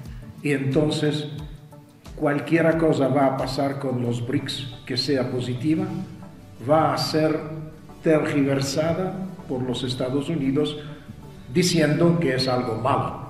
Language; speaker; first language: Spanish; non-native, fluent; Russian